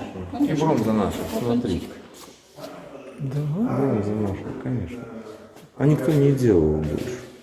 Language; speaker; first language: Russian; native; Russian